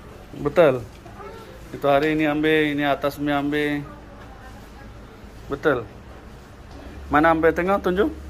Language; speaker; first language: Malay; non-native, learner; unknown